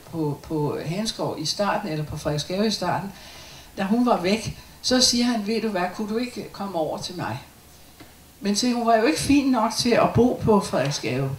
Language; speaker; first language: Danish; native; Danish